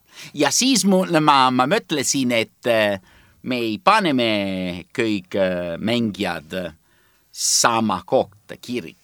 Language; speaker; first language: Estonian; non-native, learner; Italian